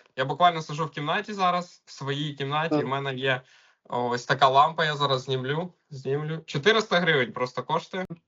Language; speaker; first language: Ukrainian; non-native, local second language; Russian